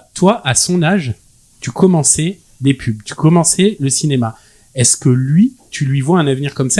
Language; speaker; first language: French; native; French